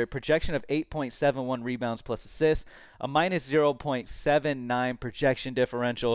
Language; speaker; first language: English; native; English